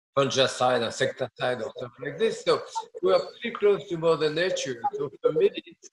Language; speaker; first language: English; non-native, fluent; French